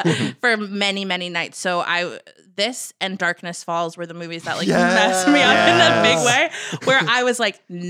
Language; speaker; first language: English; native; English